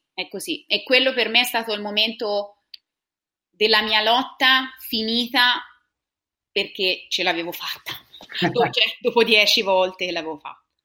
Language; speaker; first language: Italian; native; Italian